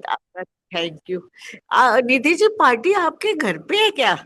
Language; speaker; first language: Hindi; native; Hindi